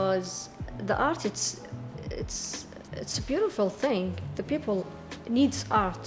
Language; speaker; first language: English; non-native, learner; Arabic